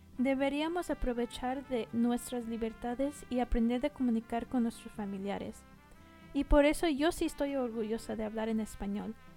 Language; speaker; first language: Spanish; early bilingual, heritage; Spanish